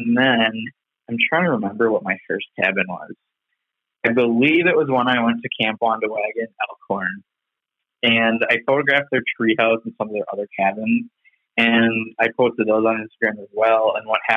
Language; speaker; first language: English; native; English